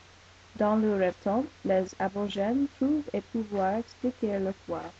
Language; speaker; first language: French; non-native, learner; English